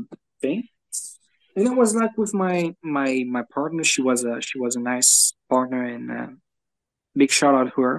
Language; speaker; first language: English; non-native, fluent; French